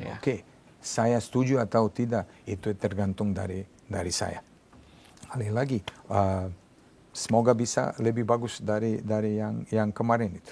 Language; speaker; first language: Indonesian; non-native, fluent; Serbian